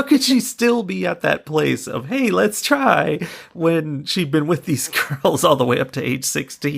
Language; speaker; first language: English; native; English